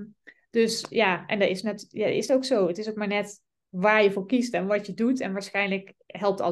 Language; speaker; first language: Dutch; native; Dutch